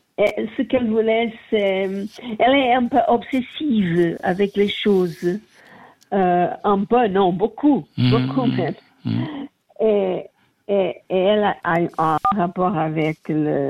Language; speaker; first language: French; non-native, learner; Portuguese